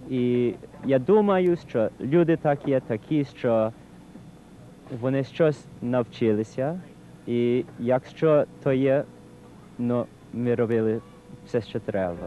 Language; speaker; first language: Ukrainian; early bilingual, heritage; Ukrainian